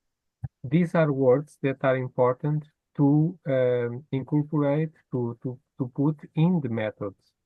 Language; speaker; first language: English; non-native, fluent; Portuguese